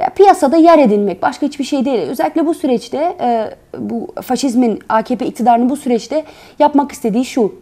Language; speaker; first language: Turkish; early bilingual, heritage; Turkish